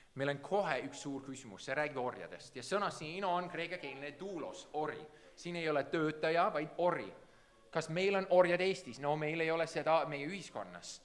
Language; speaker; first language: Estonian; early bilingual, heritage; Estonian